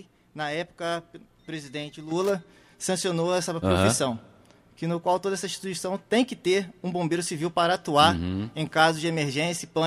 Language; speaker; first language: Portuguese; native; Portuguese